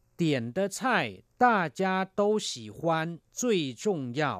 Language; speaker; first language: Chinese; non-native, fluent; Thai